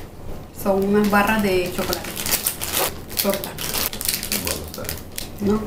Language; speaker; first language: Spanish; native; Spanish